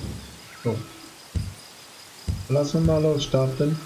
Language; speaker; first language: German; non-native, fluent; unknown